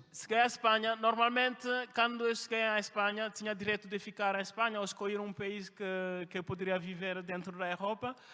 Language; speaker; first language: Portuguese; non-native, fluent; French